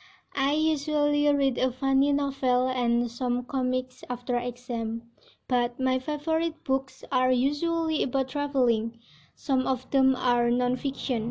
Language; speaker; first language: English; non-native, learner; Indonesian